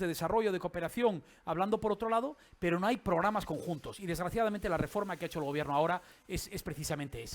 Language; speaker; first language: Spanish; native; Spanish